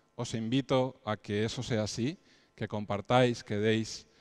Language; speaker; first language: Spanish; native; Spanish